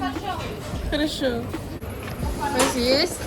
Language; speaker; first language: Russian; non-native, learner; Mongolian